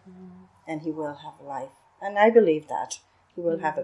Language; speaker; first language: English; native; English